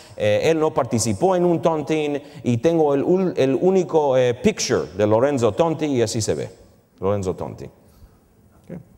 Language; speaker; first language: Spanish; early bilingual, heritage; Spanish